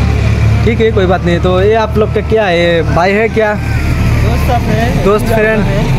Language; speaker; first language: Hindi; non-native, local second language; Bangla